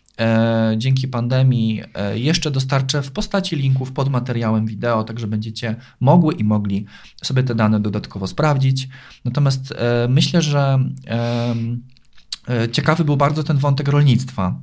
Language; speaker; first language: Polish; native; Polish